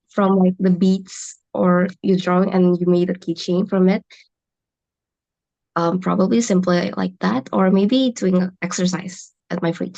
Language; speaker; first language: English; non-native, learner; Indonesian